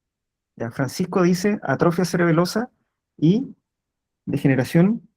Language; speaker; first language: Spanish; native; Spanish